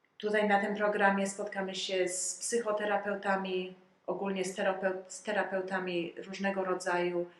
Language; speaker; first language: Polish; early bilingual, heritage; Polish